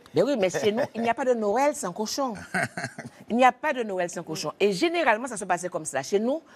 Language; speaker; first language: French; native; French